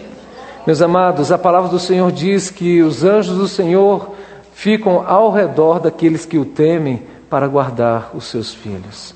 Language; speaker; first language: Portuguese; native; Portuguese